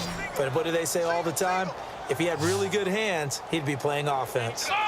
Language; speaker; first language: English; native; English